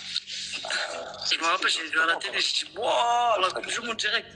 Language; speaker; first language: French; native; French